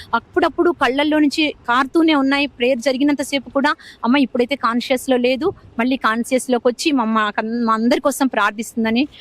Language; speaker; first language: Telugu; native; Telugu